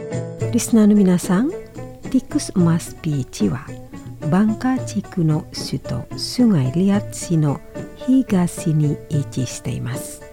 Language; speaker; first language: Japanese; non-native, fluent; Indonesian